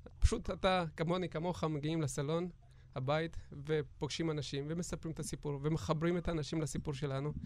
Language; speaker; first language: Hebrew; native; Hebrew